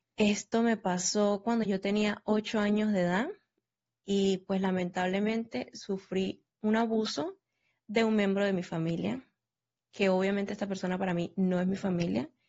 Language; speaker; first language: Spanish; native; Spanish